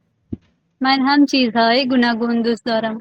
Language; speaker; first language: Persian; non-native, learner; Urdu